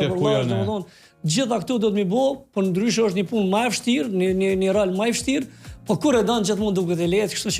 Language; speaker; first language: Albanian; native; Albanian